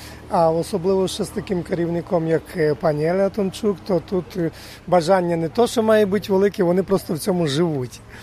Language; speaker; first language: Ukrainian; native; Ukrainian